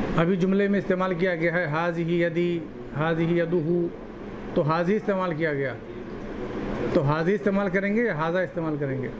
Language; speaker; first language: Urdu; native; Urdu